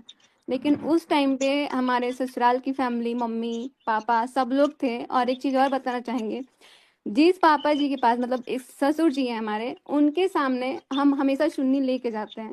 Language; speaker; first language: Hindi; native; Hindi